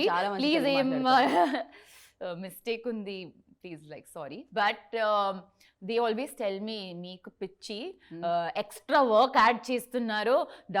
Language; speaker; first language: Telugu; non-native, learner; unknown